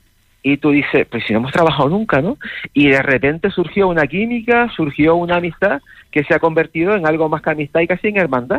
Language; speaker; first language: Spanish; native; Spanish